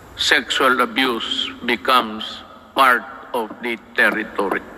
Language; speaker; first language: English; non-native, local second language; Cebuano